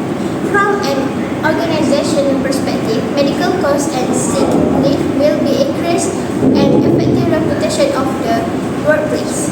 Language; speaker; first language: English; non-native, learner; Malay